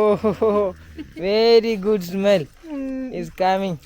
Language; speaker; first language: English; non-native, learner; Malayalam